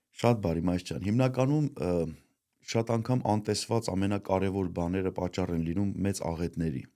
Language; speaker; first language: Armenian; native; Armenian